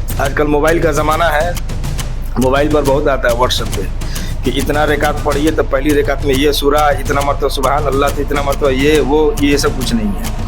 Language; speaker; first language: Urdu; native; Urdu